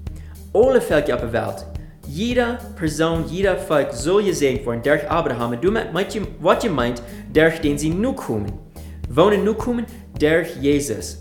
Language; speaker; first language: German; non-native, learner; Afrikaans